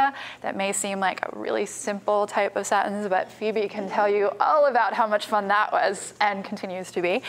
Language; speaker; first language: English; native; English